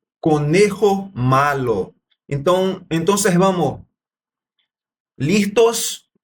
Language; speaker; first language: Spanish; non-native, learner; Portuguese